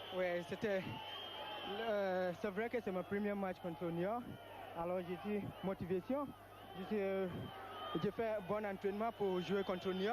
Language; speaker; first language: French; non-native, learner; Italian